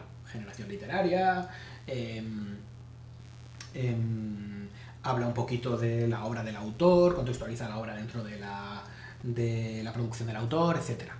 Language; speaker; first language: Spanish; native; Spanish